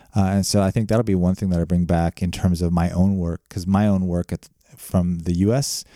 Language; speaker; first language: English; native; English